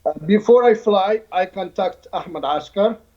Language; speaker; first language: English; non-native, learner; Arabic